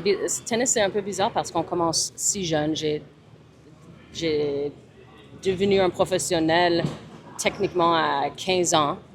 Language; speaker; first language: French; early bilingual, other home language; English